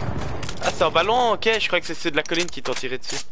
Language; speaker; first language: French; native; French